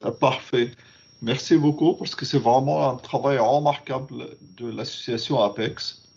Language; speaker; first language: French; non-native, fluent; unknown